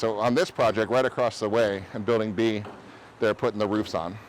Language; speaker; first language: English; native; English